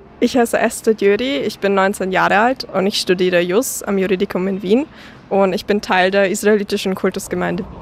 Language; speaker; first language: German; native; German